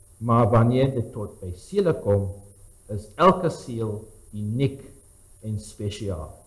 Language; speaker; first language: Afrikaans; non-native, local second language; English